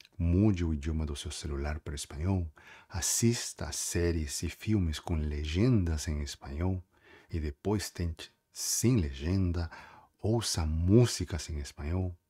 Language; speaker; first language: Portuguese; non-native, fluent; Spanish